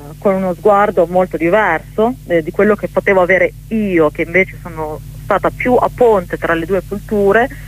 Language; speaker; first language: Italian; early bilingual, other home language; Arabic